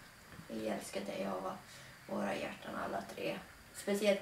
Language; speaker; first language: Swedish; early bilingual, other home language; Latvian